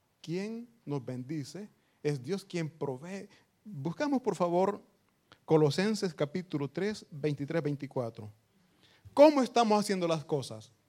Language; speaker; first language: Spanish; native; Spanish